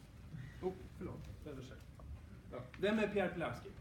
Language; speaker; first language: Swedish; native; Swedish